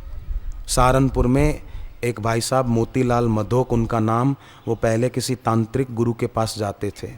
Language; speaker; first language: Hindi; native; Hindi